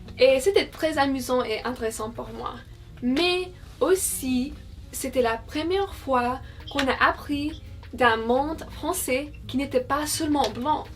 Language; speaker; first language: French; non-native, fluent; English